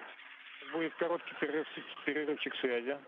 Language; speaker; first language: Russian; native; Russian